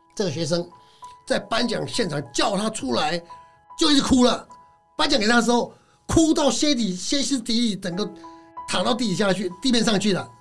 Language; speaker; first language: Chinese; native; Chinese